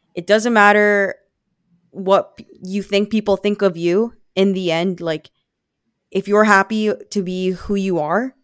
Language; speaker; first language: English; non-native, fluent; Filipino